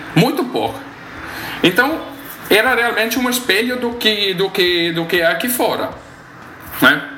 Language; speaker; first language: Portuguese; non-native, fluent; Italian